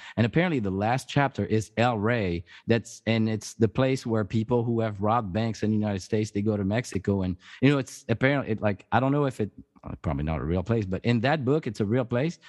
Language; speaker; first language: English; non-native, fluent; French